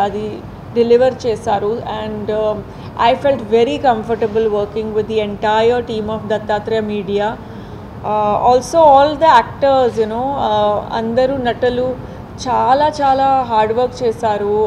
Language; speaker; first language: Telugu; non-native, fluent; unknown